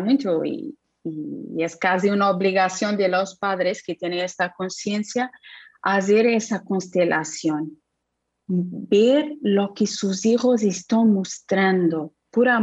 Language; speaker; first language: Spanish; non-native, fluent; Portuguese